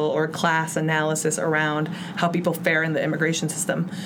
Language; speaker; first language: English; early bilingual, other home language; Spanish